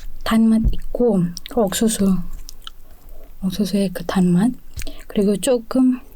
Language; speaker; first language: Korean; non-native, fluent; Indonesian